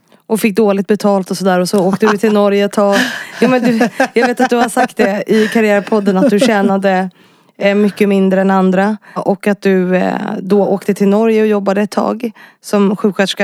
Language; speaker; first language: Swedish; native; Swedish